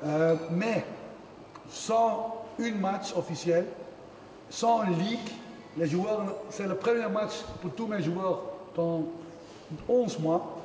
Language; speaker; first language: French; non-native, fluent; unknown